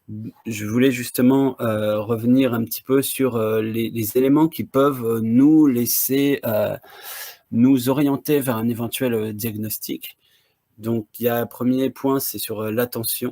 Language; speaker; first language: French; native; French